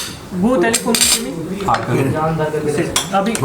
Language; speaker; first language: Turkish; non-native, learner; Urdu